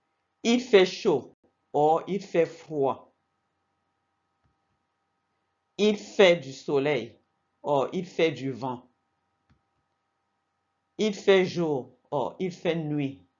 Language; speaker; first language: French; non-native, fluent; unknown